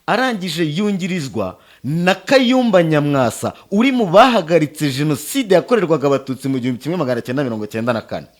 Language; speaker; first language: Kinyarwanda; native; Kinyarwanda